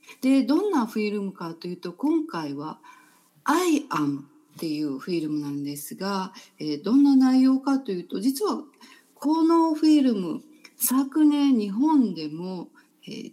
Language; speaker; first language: Japanese; native; Japanese